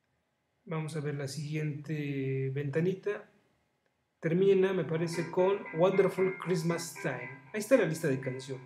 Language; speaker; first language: Spanish; native; Spanish